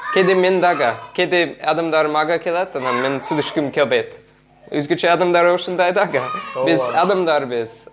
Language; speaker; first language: Kyrgyz; non-native, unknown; English